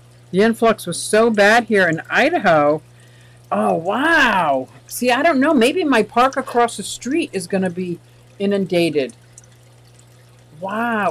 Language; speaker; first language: English; native; English